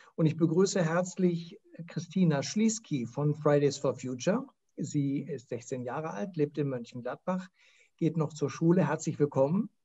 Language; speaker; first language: German; native; German